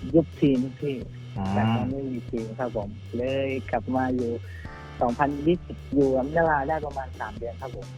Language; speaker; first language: Thai; native; Thai